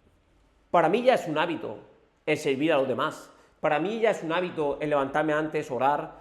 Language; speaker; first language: Spanish; native; Spanish